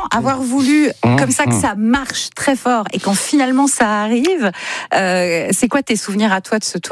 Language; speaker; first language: French; native; French